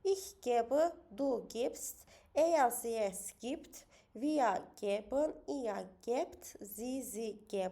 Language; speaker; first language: German; non-native, fluent; Azerbaijani